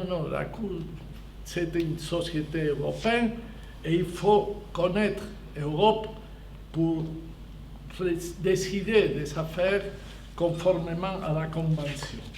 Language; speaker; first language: French; non-native, fluent; Spanish